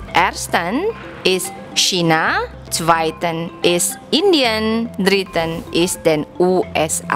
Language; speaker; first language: German; non-native, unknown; Indonesian